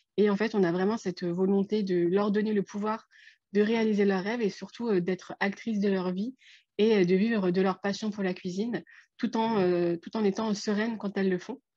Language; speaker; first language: French; native; French